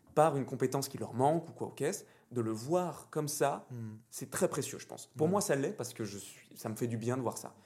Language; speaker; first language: French; native; French